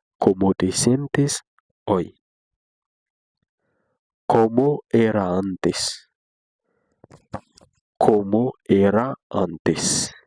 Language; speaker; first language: Spanish; non-native, fluent; Haitian Creole